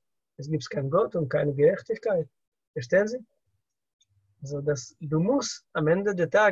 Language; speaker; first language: German; non-native, learner; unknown